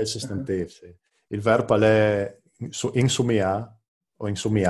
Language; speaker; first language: Spanish; non-native, learner; Friulian